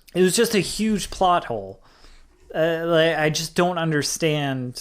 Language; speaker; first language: English; native; English